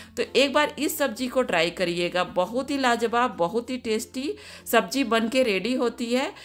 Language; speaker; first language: Hindi; native; Hindi